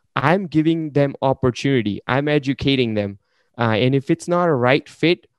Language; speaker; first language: English; non-native, local second language; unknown